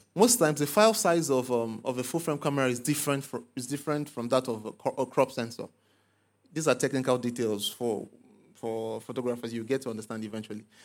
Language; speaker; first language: English; non-native, local second language; Igbo